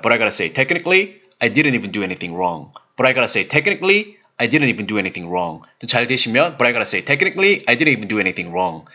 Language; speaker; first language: English; non-native, learner; Korean